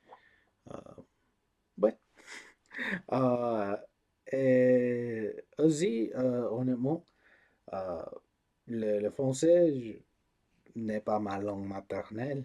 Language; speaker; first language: French; non-native, learner; English